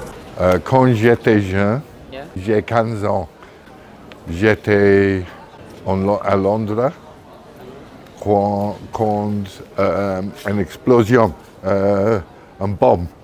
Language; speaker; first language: French; non-native, learner; English